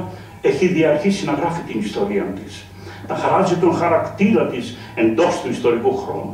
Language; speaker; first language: Greek; native; Greek